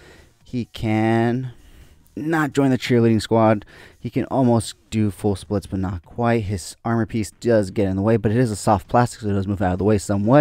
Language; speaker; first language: English; native; English